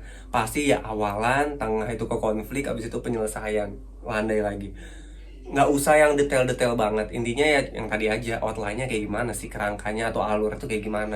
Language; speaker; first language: Indonesian; native; Indonesian